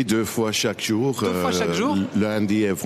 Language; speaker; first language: French; non-native, local second language; Dutch